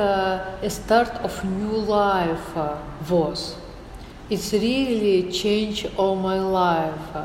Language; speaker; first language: English; non-native, learner; Russian